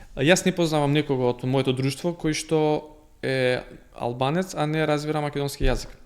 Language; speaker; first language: Macedonian; non-native, local second language; Albanian